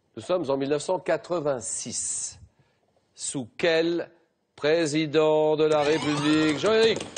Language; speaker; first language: French; native; French